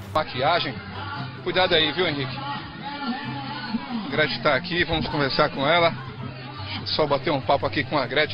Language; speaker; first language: Portuguese; native; Portuguese